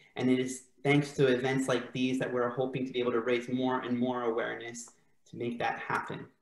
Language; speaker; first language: English; native; English